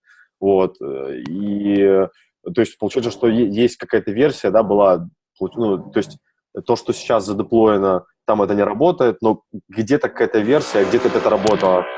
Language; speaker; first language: Russian; native; Russian